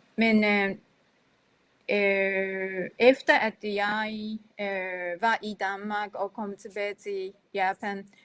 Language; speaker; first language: Danish; non-native, fluent; Japanese